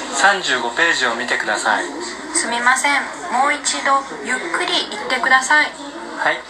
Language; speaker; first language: Japanese; non-native, fluent; Indonesian